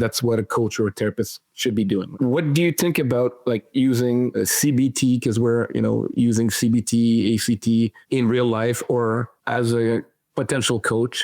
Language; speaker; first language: English; non-native, fluent; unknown